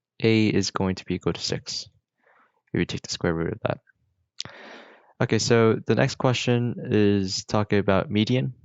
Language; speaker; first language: English; native; English